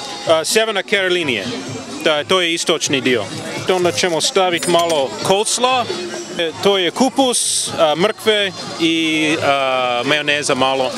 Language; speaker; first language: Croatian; non-native, learner; English